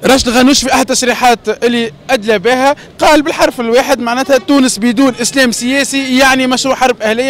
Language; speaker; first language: Arabic; native; Arabic